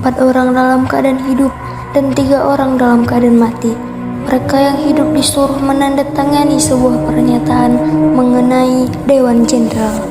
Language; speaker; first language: Indonesian; native; Indonesian